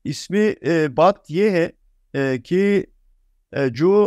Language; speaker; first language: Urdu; non-native, fluent; Turkish